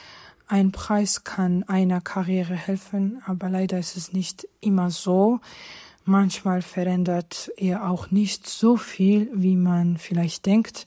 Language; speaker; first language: German; non-native, fluent; Georgian